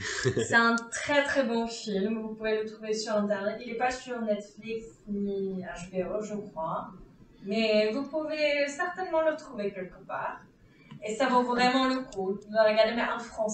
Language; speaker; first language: French; non-native, fluent; Czech